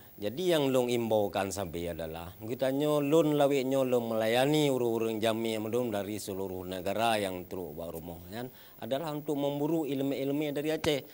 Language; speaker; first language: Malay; non-native, local second language; Achinese